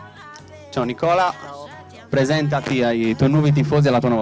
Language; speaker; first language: Italian; native; Italian